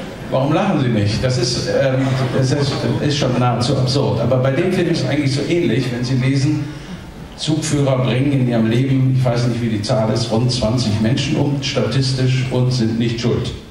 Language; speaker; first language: German; native; German